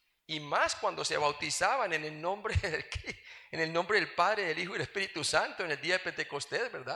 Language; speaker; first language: Spanish; native; Spanish